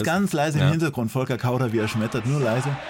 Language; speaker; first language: German; native; German